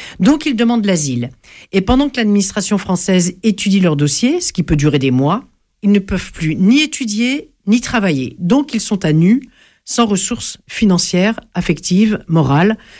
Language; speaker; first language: French; native; French